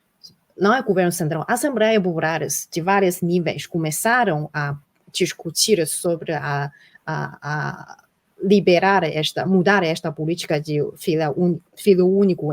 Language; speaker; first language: Portuguese; non-native, fluent; Chinese